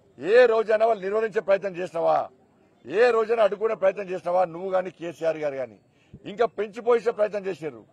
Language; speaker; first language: Telugu; native; Telugu